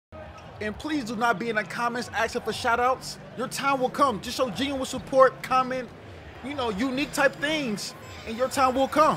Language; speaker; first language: English; native; English